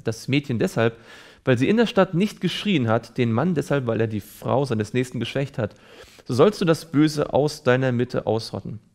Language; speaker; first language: German; native; German